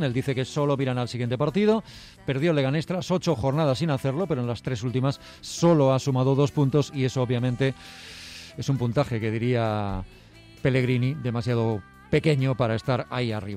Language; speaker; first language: Spanish; native; Spanish